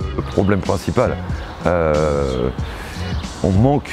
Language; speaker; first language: French; native; French